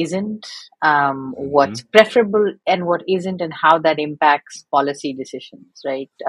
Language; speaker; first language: English; native; English